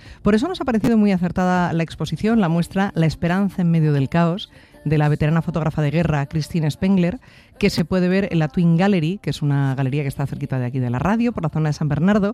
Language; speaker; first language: Spanish; native; Spanish